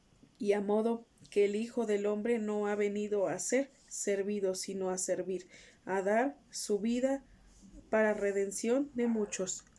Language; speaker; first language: Spanish; native; Spanish